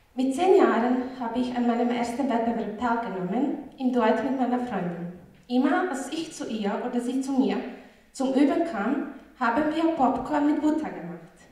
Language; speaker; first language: German; non-native, fluent; Bosnian